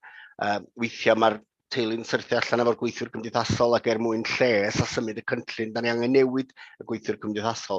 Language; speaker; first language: Welsh; native; Welsh